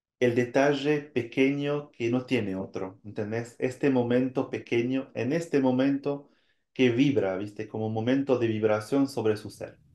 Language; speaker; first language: Spanish; non-native, fluent; French